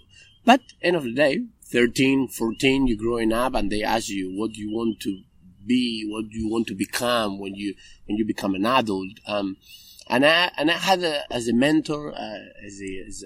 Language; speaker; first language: English; non-native, fluent; Spanish